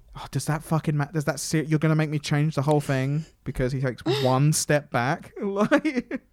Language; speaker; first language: English; native; English